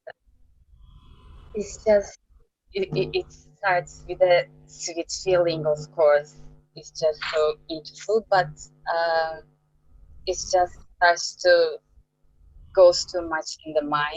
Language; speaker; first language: English; non-native, learner; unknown